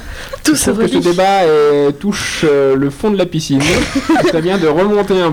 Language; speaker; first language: French; native; French